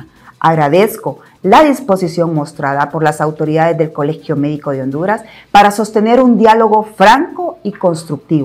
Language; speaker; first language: Spanish; native; Spanish